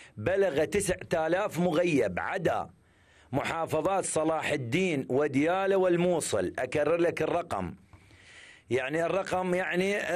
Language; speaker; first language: Arabic; native; Arabic